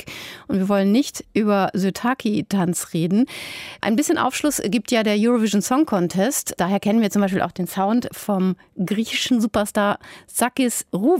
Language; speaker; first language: German; native; German